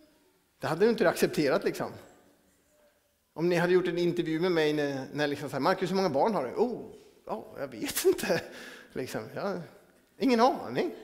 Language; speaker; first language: Swedish; native; Swedish